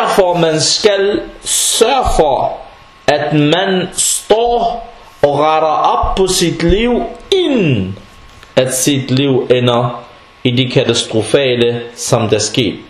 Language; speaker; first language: Danish; non-native, fluent; Arabic